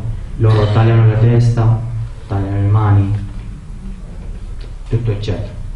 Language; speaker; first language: Italian; non-native, learner; Arabic